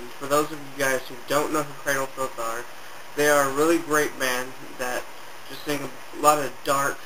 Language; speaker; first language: English; native; English